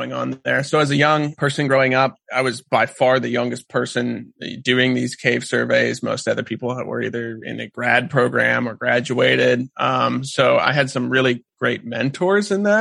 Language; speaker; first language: English; native; English